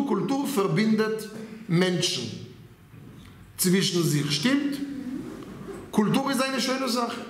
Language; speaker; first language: German; non-native, fluent; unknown